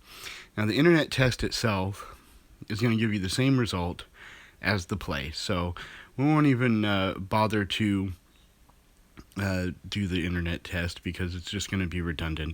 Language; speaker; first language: English; native; English